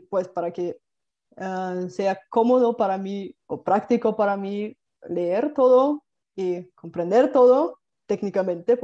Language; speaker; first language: Spanish; non-native, fluent; Bulgarian